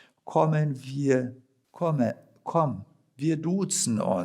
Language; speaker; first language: German; non-native, fluent; Portuguese